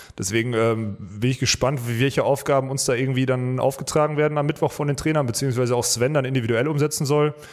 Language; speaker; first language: German; native; German